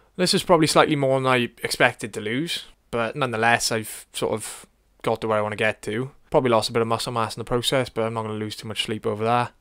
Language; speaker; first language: English; native; English